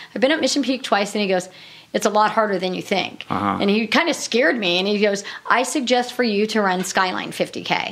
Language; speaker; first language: English; native; English